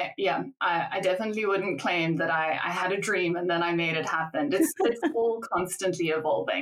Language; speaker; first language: English; native; English